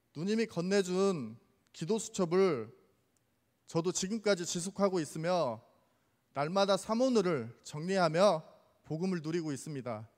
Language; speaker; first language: Korean; native; Korean